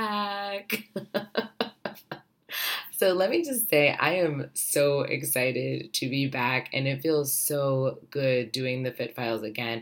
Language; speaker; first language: English; native; English